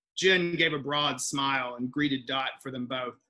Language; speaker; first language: English; native; English